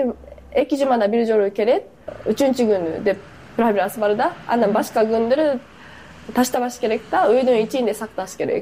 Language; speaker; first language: Kyrgyz; non-native, fluent; Japanese